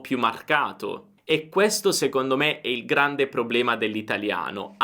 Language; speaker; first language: Italian; native; Italian